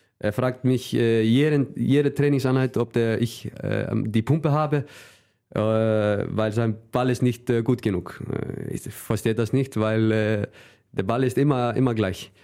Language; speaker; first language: German; non-native, fluent; Icelandic